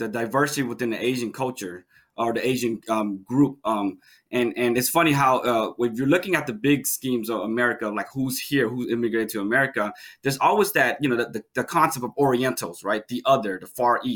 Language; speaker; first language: English; native; English